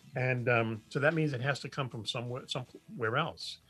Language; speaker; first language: English; native; English